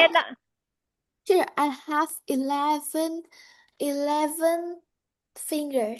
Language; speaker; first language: English; non-native, learner; Vietnamese